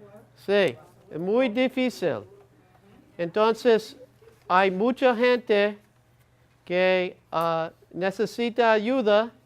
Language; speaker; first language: Spanish; non-native, learner; English